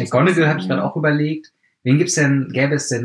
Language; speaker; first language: German; native; German